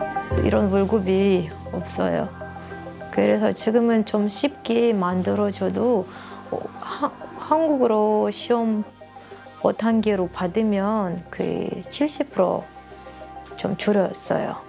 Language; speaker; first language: Korean; non-native, learner; Russian